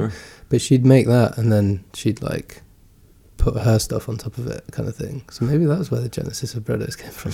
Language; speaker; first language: English; early bilingual, other home language; Gujarati